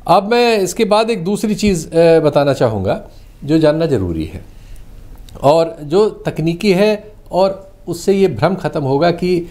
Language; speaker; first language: Hindi; native; Hindi